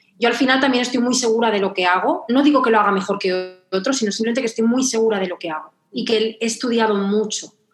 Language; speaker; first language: Spanish; native; Spanish